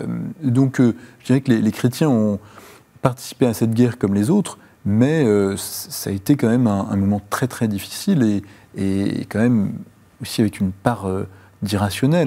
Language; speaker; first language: French; native; French